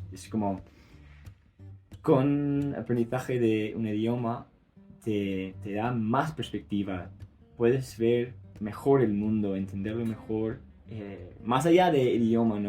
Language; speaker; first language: Spanish; non-native, fluent; English